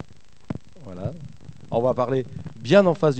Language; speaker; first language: French; native; French